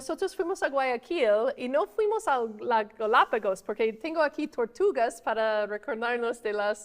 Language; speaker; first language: Spanish; non-native, fluent; English